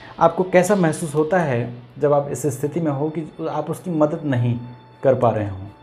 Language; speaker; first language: Hindi; native; Hindi